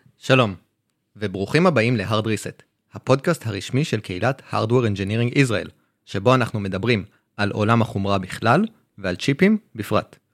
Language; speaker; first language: Hebrew; native; Hebrew